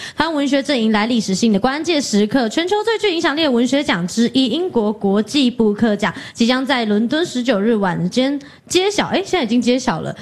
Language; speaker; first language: Chinese; native; Chinese